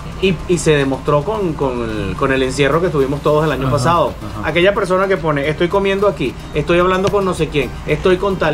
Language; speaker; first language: Spanish; native; Spanish